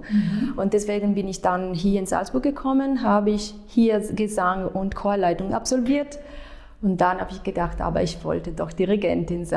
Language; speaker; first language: German; non-native, fluent; Italian